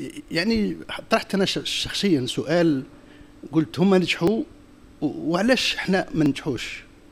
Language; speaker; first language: Arabic; native; Arabic